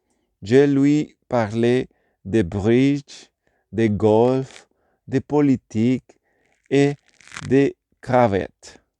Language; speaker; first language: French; non-native, learner; Spanish